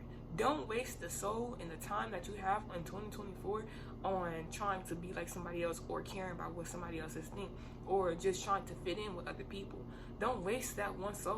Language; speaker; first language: English; native; English